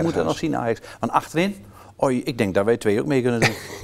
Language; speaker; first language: Dutch; native; Dutch